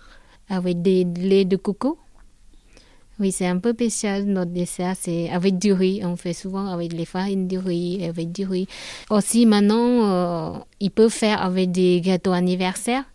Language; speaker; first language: French; non-native, learner; Khmer